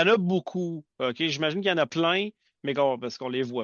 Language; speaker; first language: French; native; French